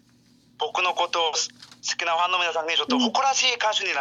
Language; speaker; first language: Japanese; non-native, learner; Korean